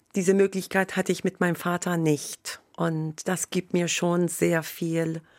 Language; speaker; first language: German; non-native, fluent; Persian